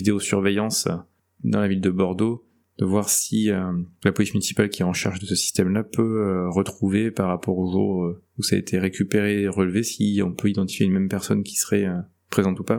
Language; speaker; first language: French; native; French